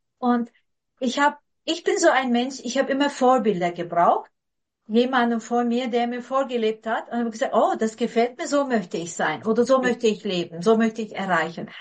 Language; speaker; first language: German; non-native, fluent; Turkish